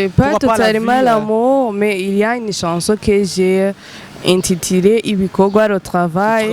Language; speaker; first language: French; non-native, local second language; Rundi